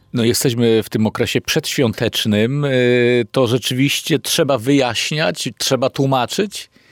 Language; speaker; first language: Polish; native; Polish